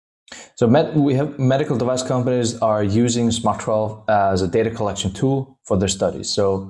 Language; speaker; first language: English; non-native, fluent; Danish